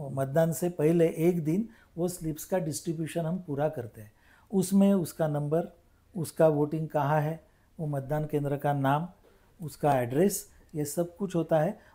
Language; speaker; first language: Hindi; non-native, local second language; Marathi